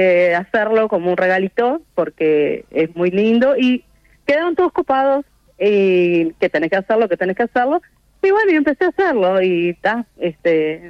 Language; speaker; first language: Spanish; native; Spanish